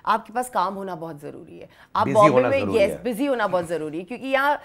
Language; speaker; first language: Hindi; native; Hindi